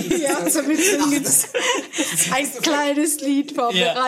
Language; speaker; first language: German; non-native, learner; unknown